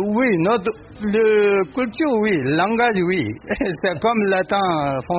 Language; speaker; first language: French; non-native, learner; Tibetan